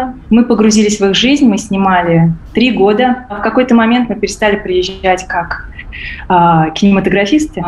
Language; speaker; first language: Russian; native; Russian